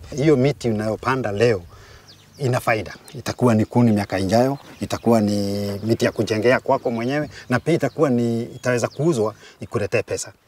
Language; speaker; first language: Swahili; non-native, local second language; Kikuyu